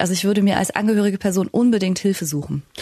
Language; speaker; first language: German; native; German